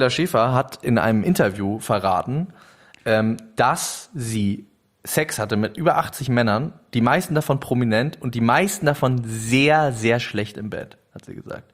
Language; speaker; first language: German; native; German